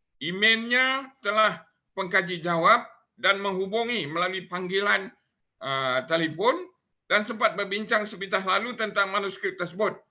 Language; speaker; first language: Malay; native; Malay